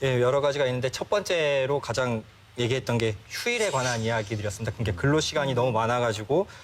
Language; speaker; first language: Korean; native; Korean